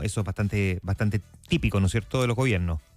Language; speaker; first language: Spanish; native; Spanish